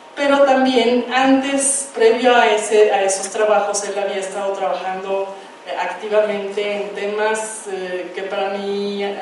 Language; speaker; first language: Spanish; native; Spanish